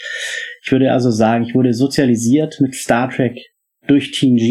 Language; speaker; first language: German; native; German